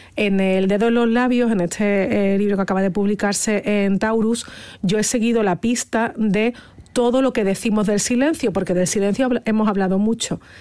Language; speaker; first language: Spanish; native; Spanish